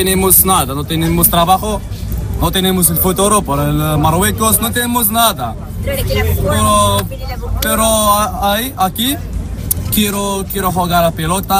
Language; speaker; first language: Spanish; non-native, learner; Arabic